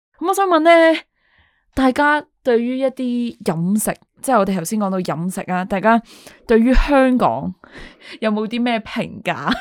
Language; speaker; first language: Cantonese; non-native, local second language; Chinese